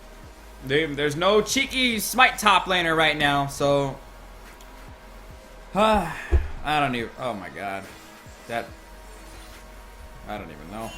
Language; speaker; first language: English; native; English